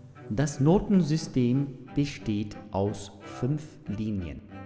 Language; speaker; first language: German; non-native, fluent; English